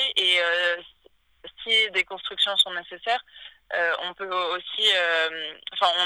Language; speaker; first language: French; native; French